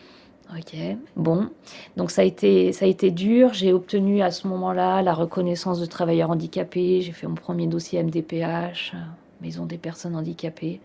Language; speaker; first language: French; native; French